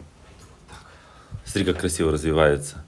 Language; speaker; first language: Russian; native; Russian